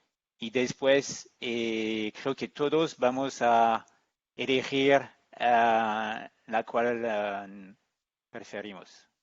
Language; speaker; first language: Spanish; non-native, learner; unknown